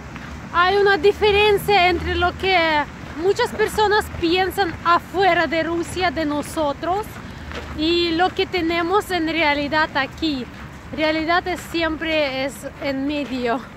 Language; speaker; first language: Spanish; non-native, fluent; Russian